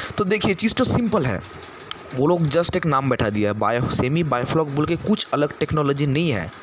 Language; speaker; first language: Hindi; non-native, local second language; Bangla